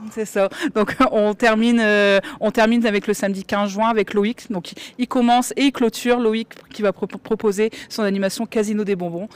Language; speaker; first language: French; native; French